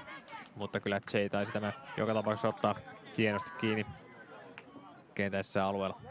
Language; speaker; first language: Finnish; native; Finnish